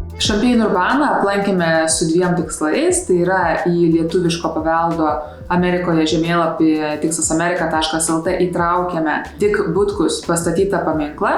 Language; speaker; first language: Lithuanian; native; Lithuanian